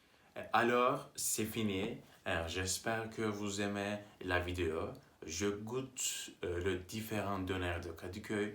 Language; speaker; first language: French; non-native, learner; Turkish